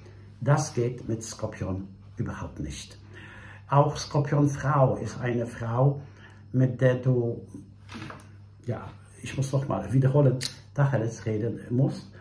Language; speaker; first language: German; non-native, fluent; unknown